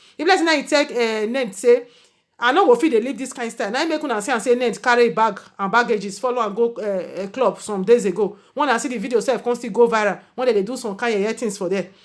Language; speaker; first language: Nigerian Pidgin; native; Nigerian Pidgin